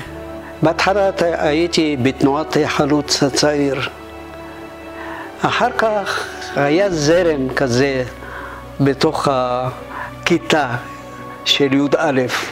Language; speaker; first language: Hebrew; non-native, fluent; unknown